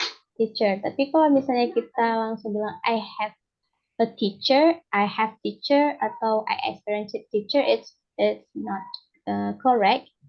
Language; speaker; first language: English; non-native, learner; Indonesian